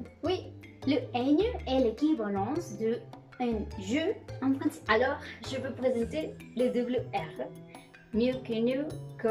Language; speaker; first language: French; non-native, learner; Spanish